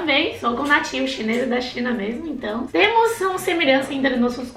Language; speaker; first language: Portuguese; non-native, fluent; Chinese